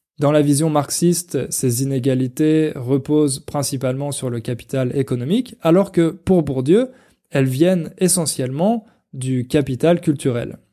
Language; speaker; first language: French; native; French